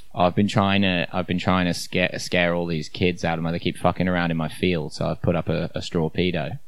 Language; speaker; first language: English; native; English